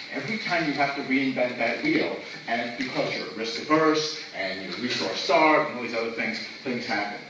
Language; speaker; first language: English; native; English